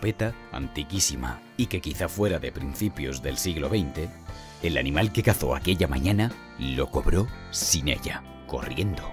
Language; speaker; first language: Spanish; native; Spanish